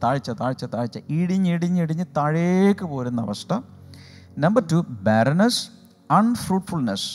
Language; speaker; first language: Malayalam; native; Malayalam